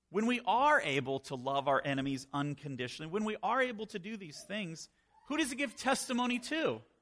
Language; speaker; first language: English; native; English